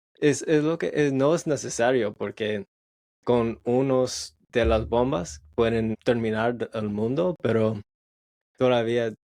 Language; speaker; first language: Spanish; non-native, learner; English